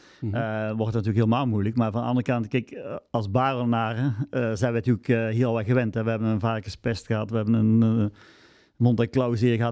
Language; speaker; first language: Dutch; native; Dutch